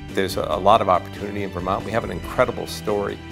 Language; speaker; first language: English; native; English